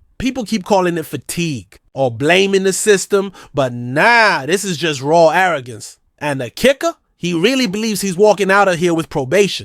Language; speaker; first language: English; native; English